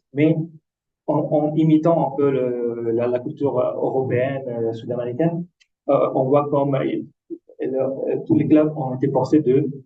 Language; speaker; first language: French; non-native, fluent; Italian